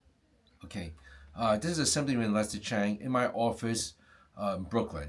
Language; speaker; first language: English; non-native, fluent; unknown